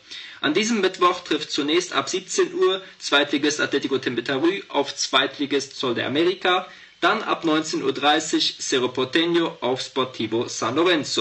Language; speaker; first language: German; native; German